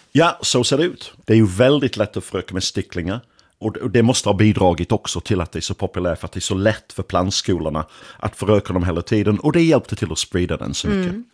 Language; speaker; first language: Swedish; non-native, fluent; English